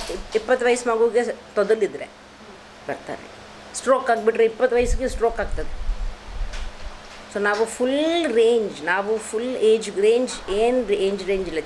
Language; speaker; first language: Kannada; non-native, local second language; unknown